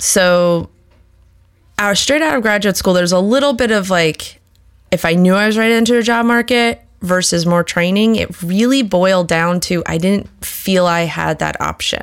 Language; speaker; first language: English; native; English